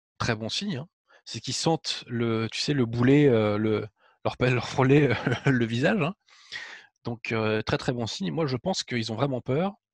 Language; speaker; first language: French; native; French